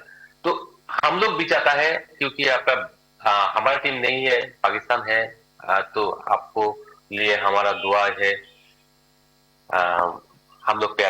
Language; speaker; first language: Hindi; non-native, learner; Bangla